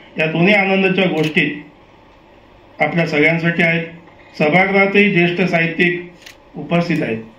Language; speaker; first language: Marathi; native; Marathi